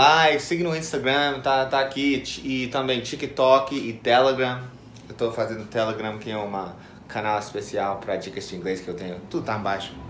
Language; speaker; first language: Portuguese; non-native, fluent; English